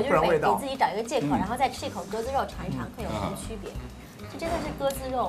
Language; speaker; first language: Chinese; native; Chinese